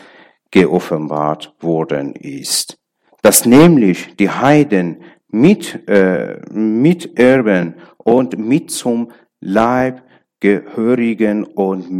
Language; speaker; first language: German; non-native, learner; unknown